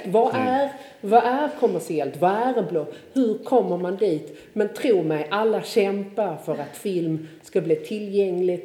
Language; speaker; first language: Swedish; native; Swedish